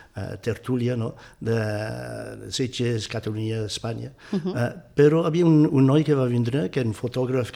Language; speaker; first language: Catalan; non-native, fluent; English